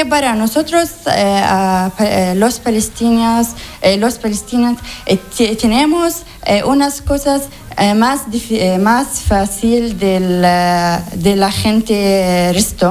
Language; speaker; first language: Spanish; non-native, learner; Arabic